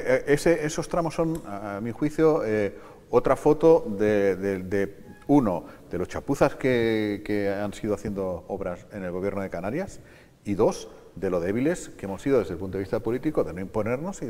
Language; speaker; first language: Spanish; native; Spanish